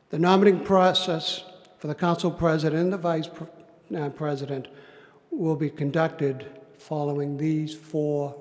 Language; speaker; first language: English; native; English